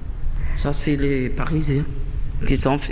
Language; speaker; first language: French; non-native, learner; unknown